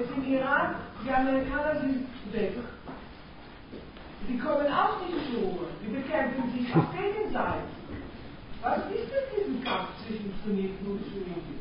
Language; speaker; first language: German; non-native, fluent; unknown